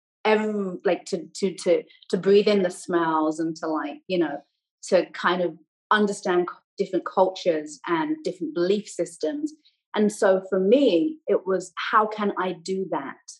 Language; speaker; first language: English; native; English